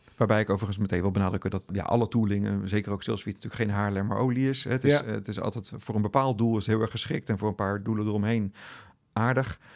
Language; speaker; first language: Dutch; native; Dutch